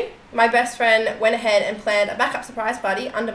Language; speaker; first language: English; native; English